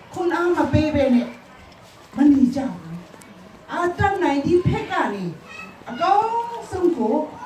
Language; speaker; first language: Burmese; non-native, local second language; Hakha Chin